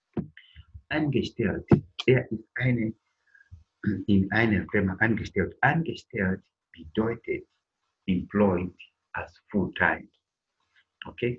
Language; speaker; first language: German; non-native, learner; English